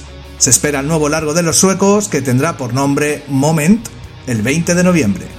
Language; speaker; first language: Spanish; native; Spanish